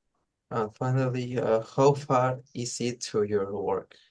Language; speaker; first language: English; non-native, learner; Spanish